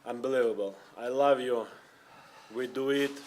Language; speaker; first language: English; non-native, learner; Ukrainian